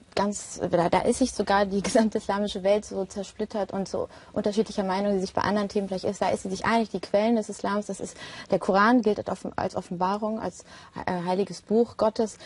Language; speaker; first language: German; native; German